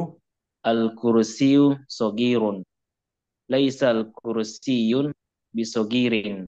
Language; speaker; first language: Arabic; non-native, learner; Indonesian